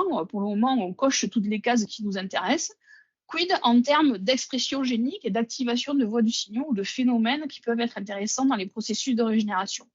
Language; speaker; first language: French; native; French